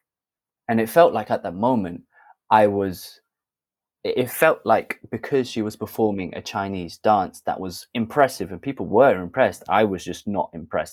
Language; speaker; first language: English; native; English